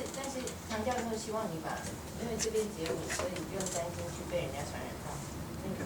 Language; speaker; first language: Chinese; native; Chinese